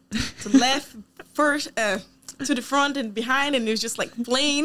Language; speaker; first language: English; non-native, fluent; Portuguese